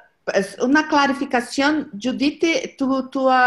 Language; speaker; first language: Spanish; non-native, learner; Portuguese